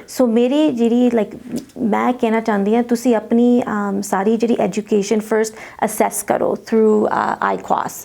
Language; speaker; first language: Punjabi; early bilingual, heritage; Punjabi